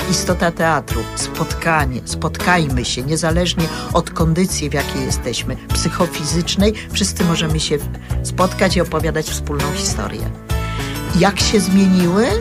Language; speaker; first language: Polish; native; Polish